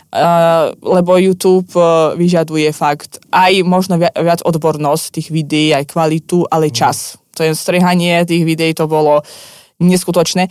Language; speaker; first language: Slovak; non-native, fluent; Russian